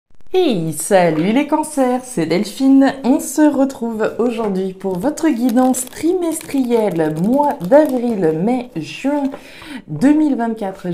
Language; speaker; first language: French; native; French